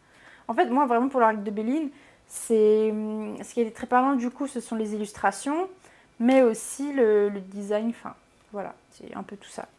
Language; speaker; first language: French; native; French